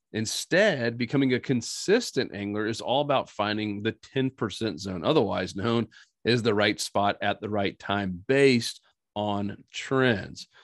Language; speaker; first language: English; native; English